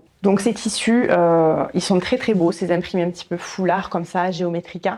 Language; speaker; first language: French; native; French